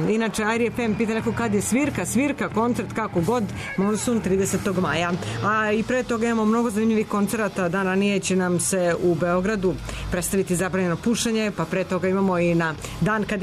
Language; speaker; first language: Serbian; native; Serbian